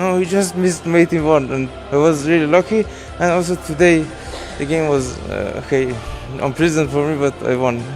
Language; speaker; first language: English; non-native, fluent; Persian